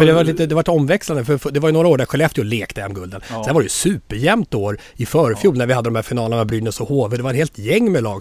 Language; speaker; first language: Swedish; native; Swedish